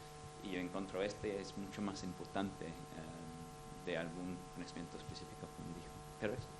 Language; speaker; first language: Spanish; non-native, fluent; English